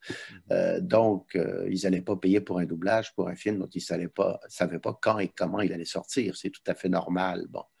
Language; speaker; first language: French; native; French